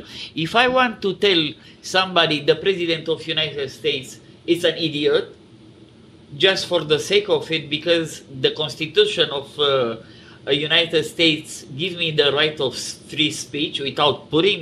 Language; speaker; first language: English; non-native, fluent; Romanian